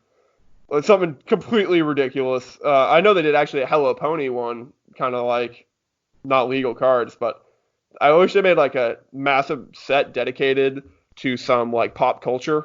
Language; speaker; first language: English; native; English